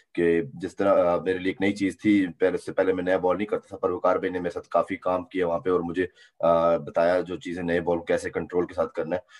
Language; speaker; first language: Urdu; native; Urdu